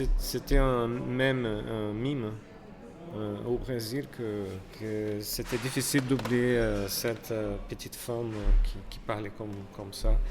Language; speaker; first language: French; non-native, fluent; Portuguese